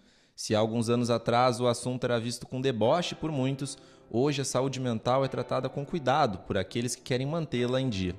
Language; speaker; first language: Portuguese; native; Portuguese